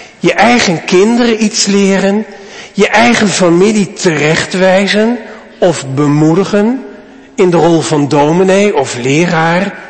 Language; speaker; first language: Dutch; native; Dutch